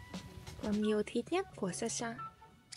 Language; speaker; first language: Vietnamese; non-native, learner; Russian